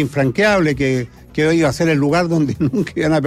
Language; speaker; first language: Spanish; native; Spanish